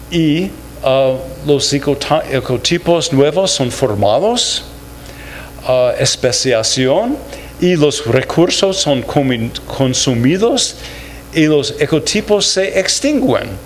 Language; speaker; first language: Spanish; non-native, fluent; English